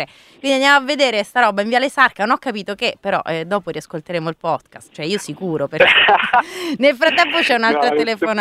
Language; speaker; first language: Italian; native; Italian